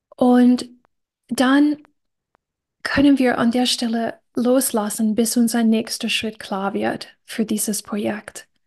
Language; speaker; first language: German; non-native, fluent; English